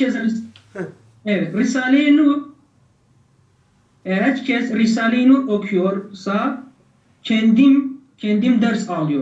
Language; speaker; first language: Turkish; non-native, learner; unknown